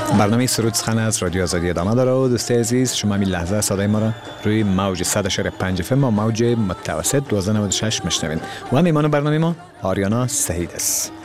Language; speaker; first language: Persian; native; Persian